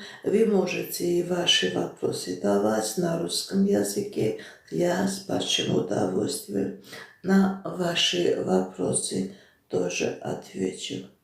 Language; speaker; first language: Russian; non-native, local second language; Armenian